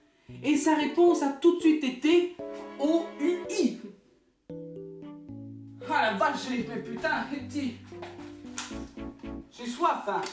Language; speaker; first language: French; native; French